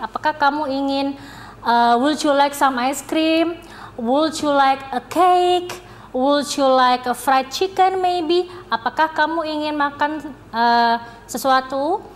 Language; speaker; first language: English; non-native, fluent; Indonesian